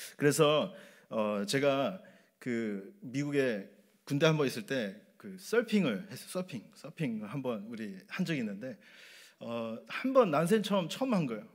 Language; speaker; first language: Korean; native; Korean